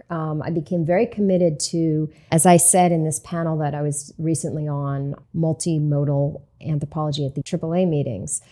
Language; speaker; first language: English; native; English